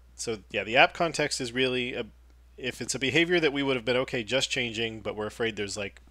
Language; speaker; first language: English; native; English